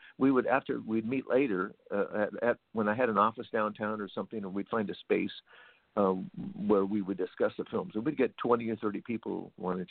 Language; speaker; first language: English; native; English